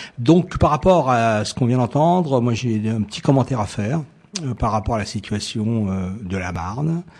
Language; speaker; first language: French; native; French